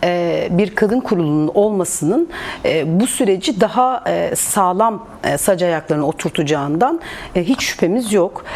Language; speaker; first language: Turkish; native; Turkish